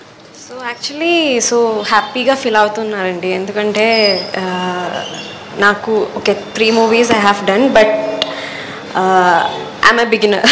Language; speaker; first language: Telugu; non-native, learner; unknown